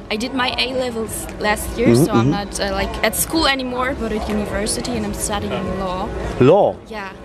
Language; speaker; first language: English; non-native, fluent; German